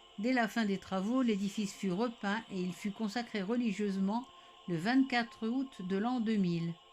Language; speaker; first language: French; native; French